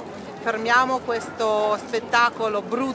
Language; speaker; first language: Italian; non-native, fluent; Russian